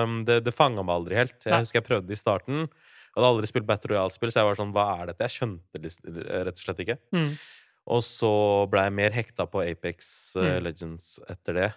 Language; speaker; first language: Norwegian; early bilingual, other home language; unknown